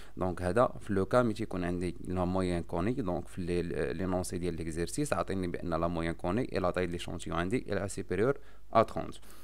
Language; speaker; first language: French; non-native, local second language; Arabic